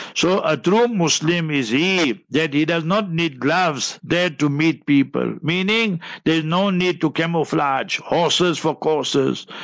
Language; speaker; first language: English; early bilingual, other home language; Urdu